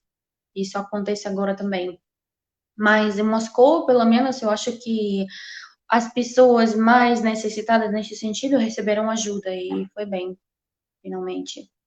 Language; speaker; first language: Portuguese; non-native, fluent; Russian